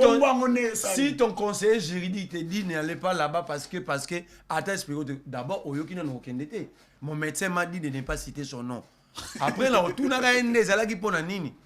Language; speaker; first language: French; non-native, local second language; Lingala